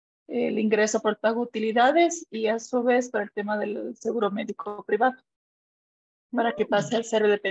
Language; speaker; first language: Spanish; native; Spanish